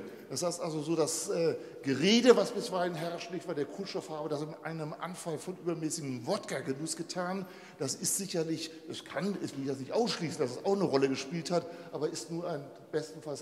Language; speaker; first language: German; native; German